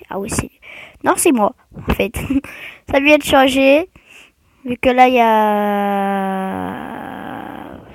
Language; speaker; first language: French; native; French